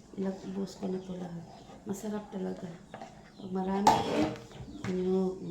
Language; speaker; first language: Filipino; non-native, local second language; Cebuano